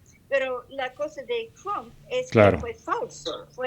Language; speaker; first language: Spanish; non-native, learner; English